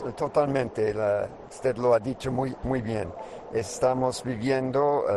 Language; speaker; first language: Spanish; non-native, fluent; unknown